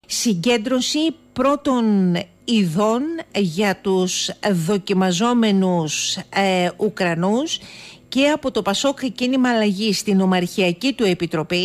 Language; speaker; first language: Greek; native; Greek